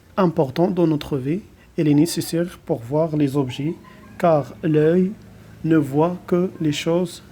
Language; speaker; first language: French; non-native, local second language; Arabic